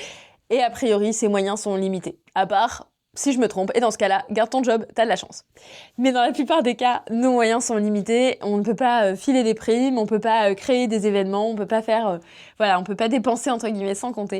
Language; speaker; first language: French; native; French